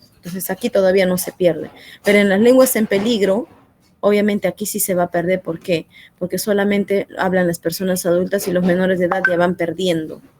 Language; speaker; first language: Spanish; non-native, local second language; Quechua